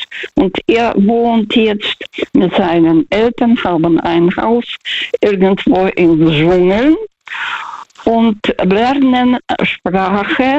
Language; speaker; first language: German; non-native, fluent; Russian